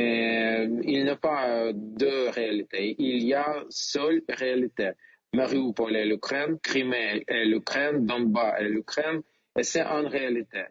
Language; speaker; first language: French; non-native, learner; Ukrainian